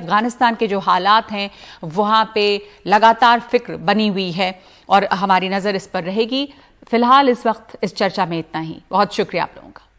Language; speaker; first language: Hindi; native; Hindi